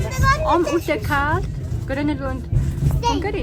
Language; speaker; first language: Swedish; non-native, learner; Mongolian